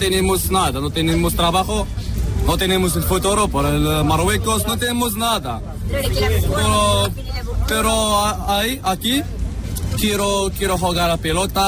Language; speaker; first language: Spanish; non-native, learner; Arabic